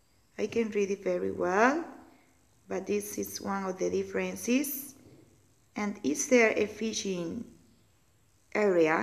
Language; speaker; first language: English; non-native, learner; Spanish